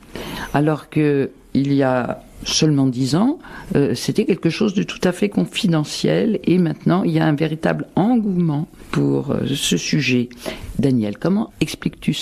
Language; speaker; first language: French; native; French